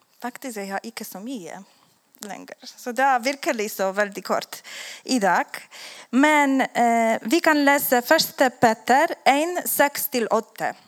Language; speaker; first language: Swedish; non-native, learner; Polish